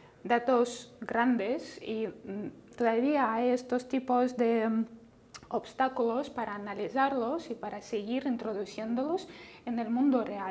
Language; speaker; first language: Spanish; non-native, fluent; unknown